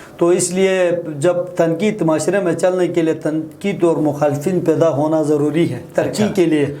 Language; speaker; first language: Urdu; non-native, local second language; Shina